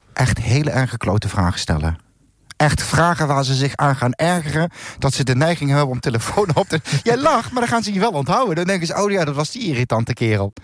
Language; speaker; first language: Dutch; native; Dutch